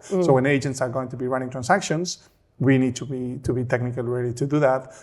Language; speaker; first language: English; non-native, fluent; Spanish